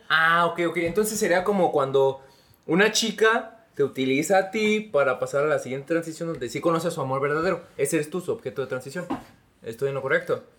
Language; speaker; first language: Spanish; native; Spanish